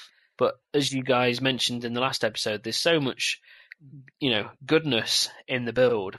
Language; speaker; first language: English; native; English